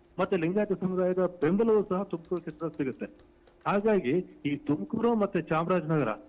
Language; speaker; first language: Kannada; native; Kannada